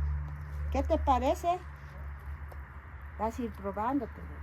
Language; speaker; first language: Spanish; native; Spanish